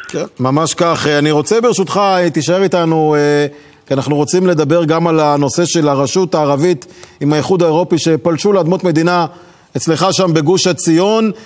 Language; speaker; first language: Hebrew; native; Hebrew